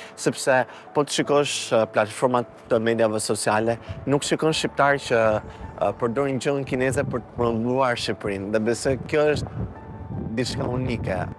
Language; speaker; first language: Albanian; native; Albanian